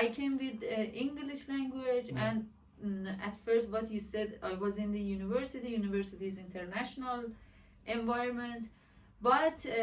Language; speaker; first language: English; non-native, learner; Persian